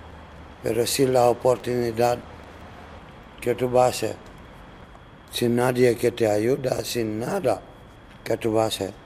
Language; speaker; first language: Spanish; non-native, learner; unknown